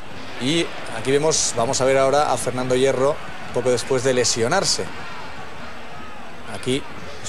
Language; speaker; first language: Spanish; native; Spanish